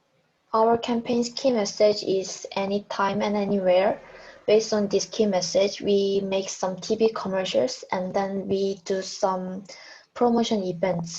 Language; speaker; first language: English; non-native, learner; Korean